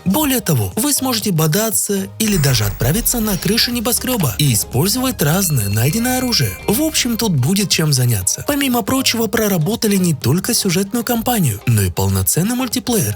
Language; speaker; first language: Russian; native; Russian